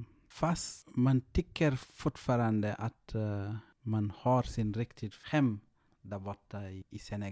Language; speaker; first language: Swedish; non-native, fluent; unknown